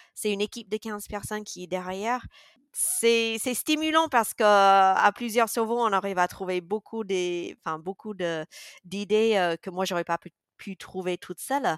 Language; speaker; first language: French; non-native, fluent; English